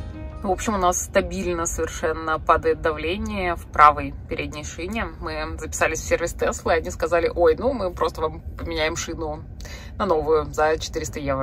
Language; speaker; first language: Russian; native; Russian